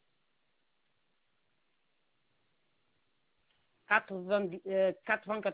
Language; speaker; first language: French; non-native, learner; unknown